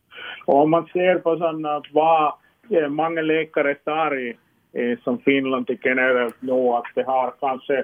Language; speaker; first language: Swedish; non-native, local second language; Finnish